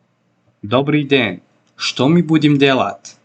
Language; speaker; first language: Russian; non-native, local second language; Tajik